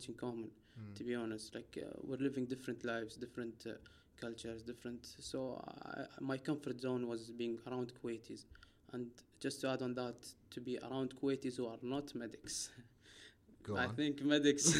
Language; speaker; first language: English; non-native, fluent; Arabic